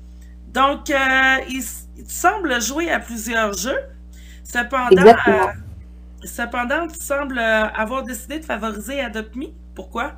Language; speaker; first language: French; native; French